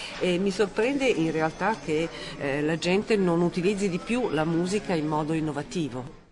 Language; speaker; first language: Italian; native; Italian